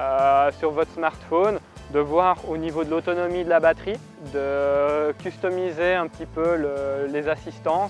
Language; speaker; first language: French; native; French